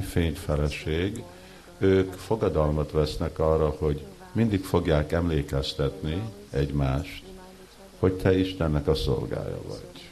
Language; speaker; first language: Hungarian; early bilingual, heritage; Hungarian